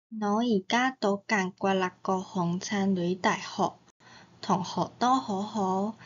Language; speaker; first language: Cantonese; non-native, learner; Chinese